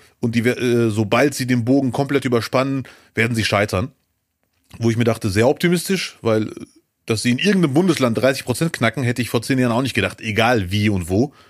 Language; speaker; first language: German; early bilingual, other home language; Arabic